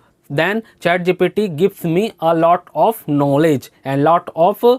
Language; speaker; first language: English; non-native, learner; Hindi